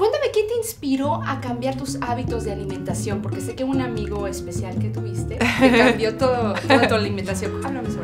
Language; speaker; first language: Spanish; native; Spanish